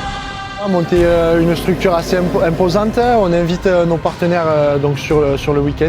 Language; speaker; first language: French; native; French